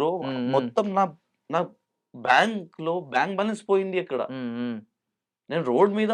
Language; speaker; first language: Telugu; non-native, local second language; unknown